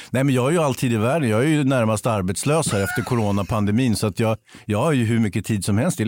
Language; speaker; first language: Swedish; native; Swedish